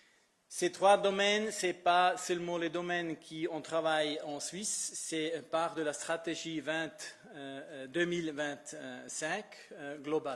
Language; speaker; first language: French; non-native, fluent; Italian